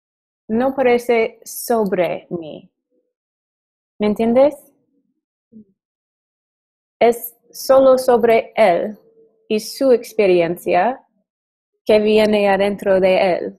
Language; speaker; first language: Spanish; non-native, learner; English